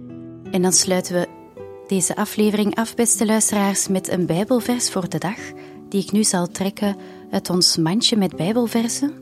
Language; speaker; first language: Dutch; native; Dutch